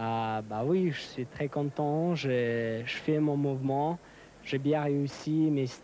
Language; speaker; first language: French; non-native, learner; Russian